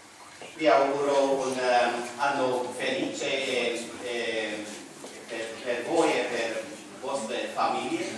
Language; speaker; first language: Italian; non-native, fluent; Romanian